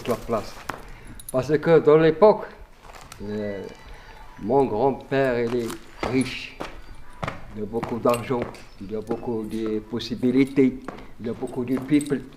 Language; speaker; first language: French; non-native, learner; Arabic